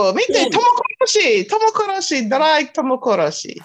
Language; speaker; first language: Japanese; non-native, learner; Chinese